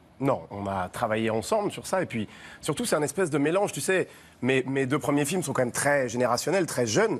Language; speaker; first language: French; native; French